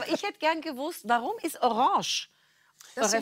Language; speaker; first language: German; native; German